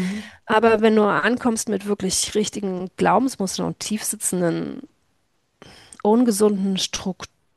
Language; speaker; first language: German; native; German